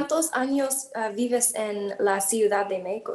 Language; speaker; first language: Spanish; non-native, learner; English